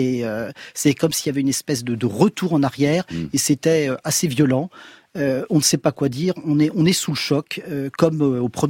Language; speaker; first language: French; native; French